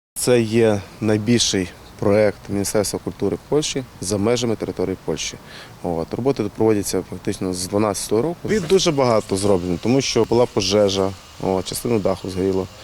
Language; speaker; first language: Ukrainian; native; Ukrainian